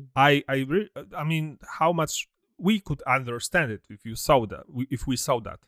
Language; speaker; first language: English; non-native, fluent; Polish